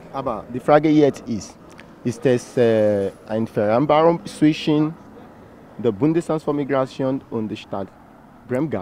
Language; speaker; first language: German; non-native, learner; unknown